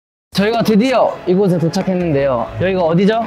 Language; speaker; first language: Korean; native; Korean